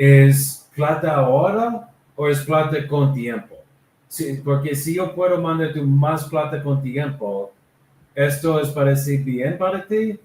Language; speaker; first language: Spanish; non-native, learner; English